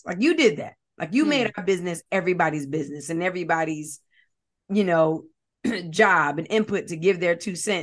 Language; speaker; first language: English; native; English